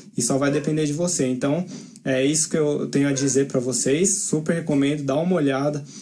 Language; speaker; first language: Portuguese; native; Portuguese